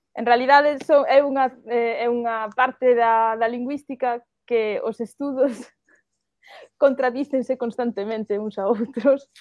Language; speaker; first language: Galician; early bilingual, heritage; Galician